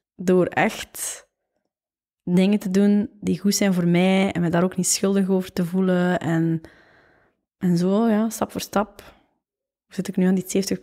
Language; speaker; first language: Dutch; native; Dutch